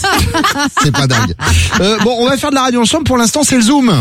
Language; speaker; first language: French; native; French